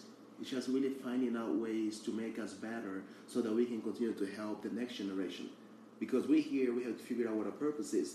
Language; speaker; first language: English; early bilingual, other home language; Portuguese